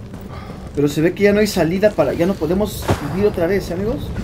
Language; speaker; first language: Spanish; native; Spanish